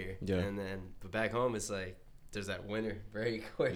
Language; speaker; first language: English; native; English